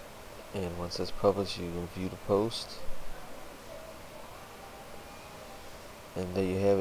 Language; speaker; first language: English; native; English